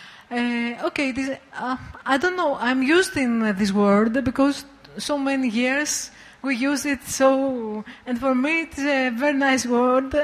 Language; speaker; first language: English; non-native, learner; Greek